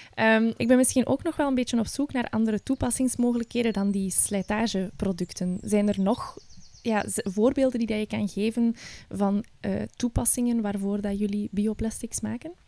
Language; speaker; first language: Dutch; native; Dutch